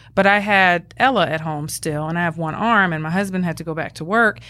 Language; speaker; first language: English; native; English